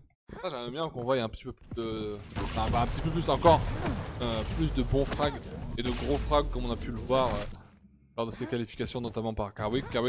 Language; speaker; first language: French; native; French